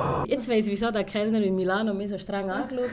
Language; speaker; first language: German; early bilingual, other home language; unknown